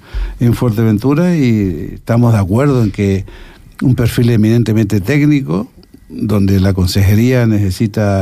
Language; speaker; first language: Spanish; native; Spanish